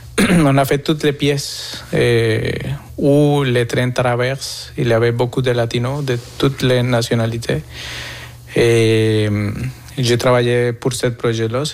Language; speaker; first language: French; non-native, fluent; Spanish